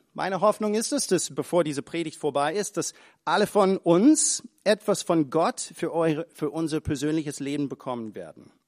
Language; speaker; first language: German; non-native, fluent; English